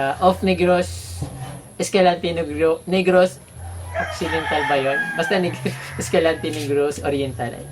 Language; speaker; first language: Filipino; non-native, local second language; Bikol